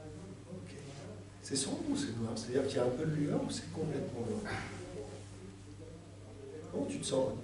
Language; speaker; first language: French; native; French